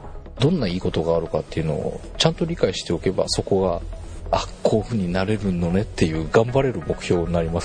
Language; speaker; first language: Japanese; native; Japanese